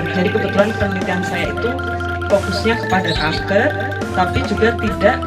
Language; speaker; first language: Indonesian; native; Indonesian